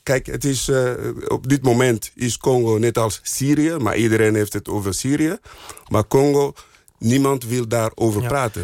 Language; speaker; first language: Dutch; non-native, fluent; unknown